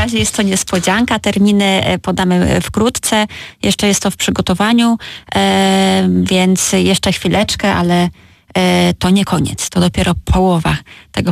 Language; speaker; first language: Polish; native; Polish